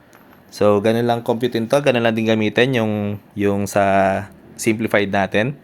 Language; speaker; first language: Filipino; native; Filipino